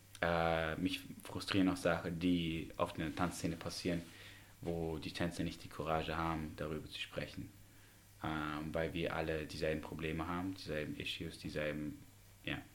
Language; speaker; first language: German; early bilingual, other home language; Russian